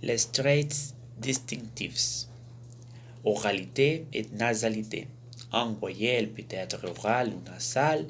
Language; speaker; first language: French; non-native, learner; Spanish